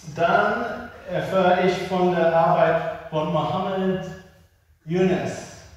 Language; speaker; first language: German; non-native, learner; English